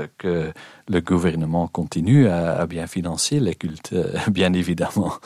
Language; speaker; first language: French; non-native, local second language; Dutch